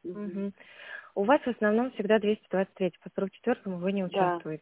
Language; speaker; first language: Russian; native; Russian